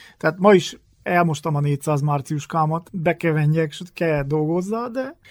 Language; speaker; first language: Hungarian; native; Hungarian